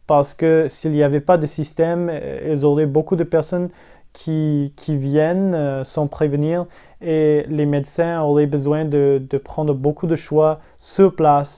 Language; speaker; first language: French; non-native, learner; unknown